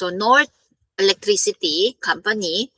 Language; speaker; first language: English; non-native, local second language; Filipino